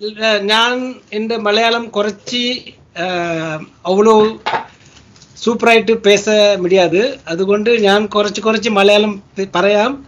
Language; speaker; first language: Malayalam; non-native, learner; Tamil